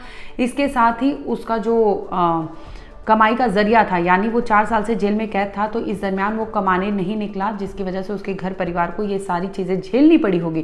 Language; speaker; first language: Hindi; native; Hindi